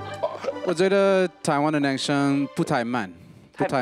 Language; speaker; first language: Chinese; non-native, learner; English